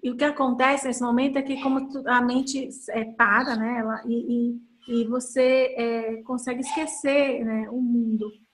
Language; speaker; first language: Portuguese; native; Portuguese